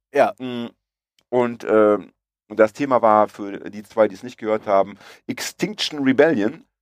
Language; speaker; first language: German; early bilingual, other home language; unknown